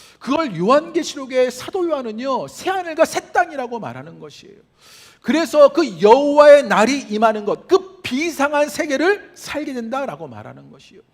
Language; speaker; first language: Korean; native; Korean